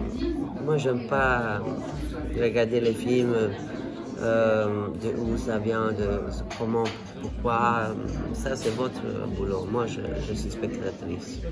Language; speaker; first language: French; non-native, fluent; Italian